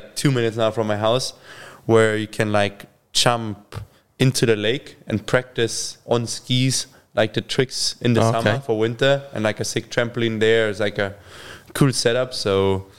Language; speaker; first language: English; non-native, fluent; German